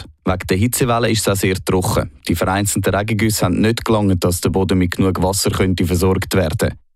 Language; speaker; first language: German; native; German